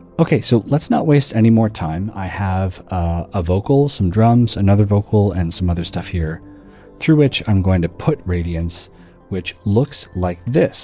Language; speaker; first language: English; native; English